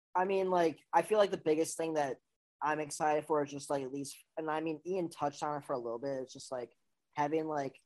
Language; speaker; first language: English; native; English